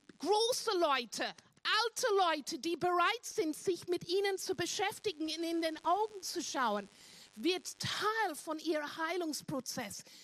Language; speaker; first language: German; non-native, fluent; English